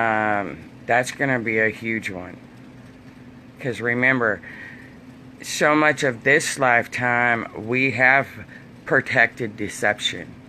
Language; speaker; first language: English; native; English